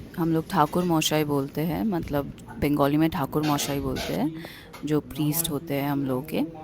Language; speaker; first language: Hindi; non-native, local second language; Bangla